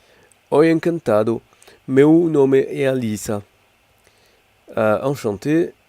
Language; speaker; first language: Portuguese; non-native, learner; French